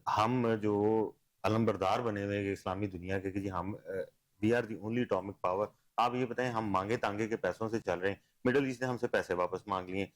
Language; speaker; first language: Urdu; non-native, local second language; Punjabi